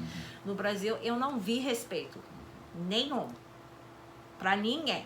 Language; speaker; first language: Portuguese; non-native, fluent; English